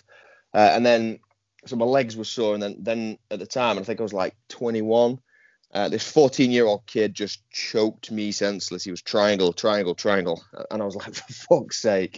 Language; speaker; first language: English; native; English